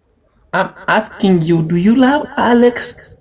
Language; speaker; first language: English; non-native, learner; Amharic